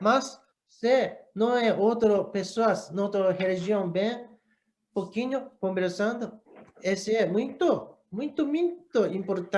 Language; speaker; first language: Portuguese; non-native, learner; Japanese